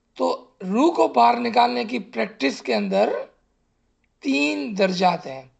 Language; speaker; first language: Urdu; non-native, local second language; Gujarati